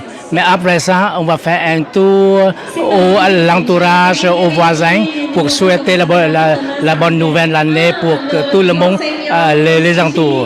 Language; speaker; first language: French; non-native, fluent; Vietnamese